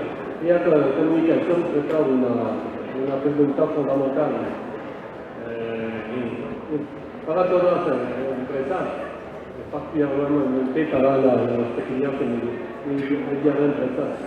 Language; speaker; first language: Spanish; non-native, learner; French